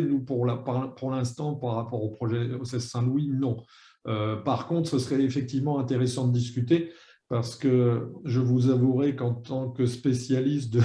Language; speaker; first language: French; native; French